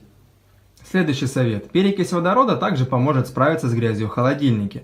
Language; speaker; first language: Russian; native; Russian